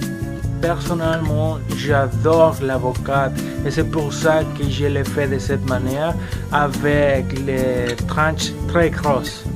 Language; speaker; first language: French; non-native, learner; Spanish